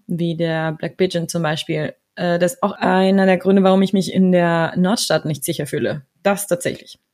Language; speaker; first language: German; early bilingual, other home language; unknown